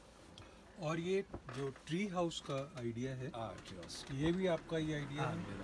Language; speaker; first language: Hindi; native; Hindi